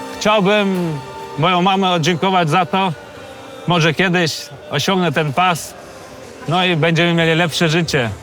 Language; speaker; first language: Polish; early bilingual, other home language; Chechen